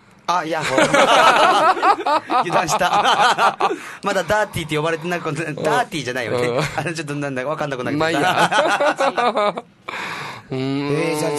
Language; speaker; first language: Japanese; native; Japanese